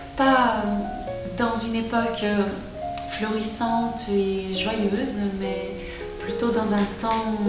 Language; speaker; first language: French; non-native, fluent; Portuguese